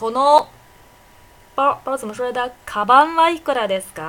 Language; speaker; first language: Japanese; non-native, fluent; Chinese